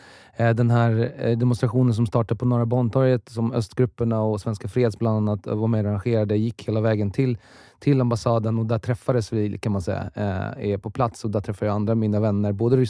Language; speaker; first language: Swedish; early bilingual, other home language; Russian